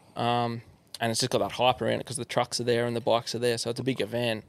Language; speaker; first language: English; native; English